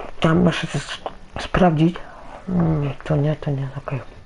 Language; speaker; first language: Polish; native; Polish